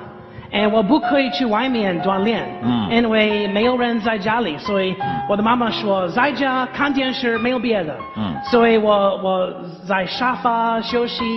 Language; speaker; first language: Chinese; non-native, learner; English